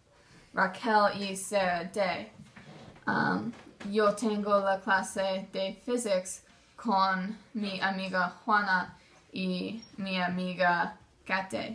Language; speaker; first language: Spanish; non-native, learner; English